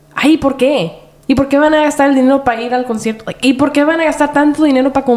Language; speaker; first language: Spanish; early bilingual, heritage; Spanish